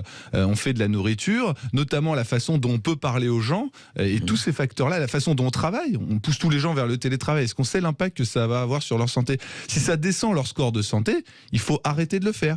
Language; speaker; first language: French; native; French